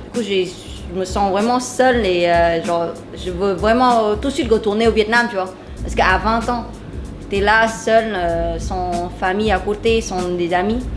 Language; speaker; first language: French; non-native, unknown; Vietnamese